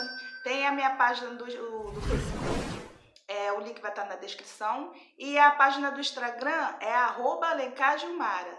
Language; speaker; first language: Portuguese; native; Portuguese